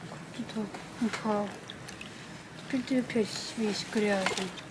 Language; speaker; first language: Russian; early bilingual, heritage; Russian